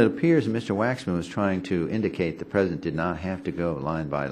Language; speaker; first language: English; native; English